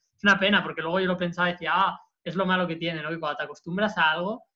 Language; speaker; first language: Spanish; native; Spanish